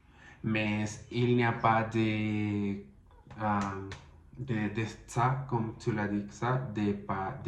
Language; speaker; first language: French; non-native, learner; Spanish